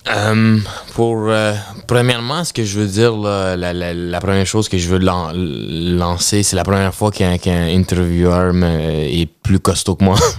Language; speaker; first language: French; early bilingual, other home language; Russian